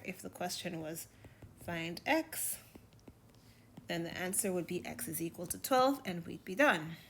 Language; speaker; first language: English; native; English